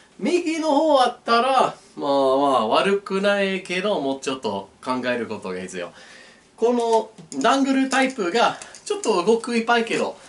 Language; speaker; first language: Japanese; non-native, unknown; English